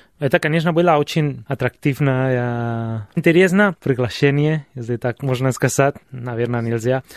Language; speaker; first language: Russian; non-native, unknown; Spanish